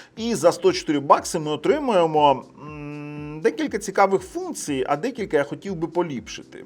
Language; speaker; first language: Ukrainian; non-native, local second language; Russian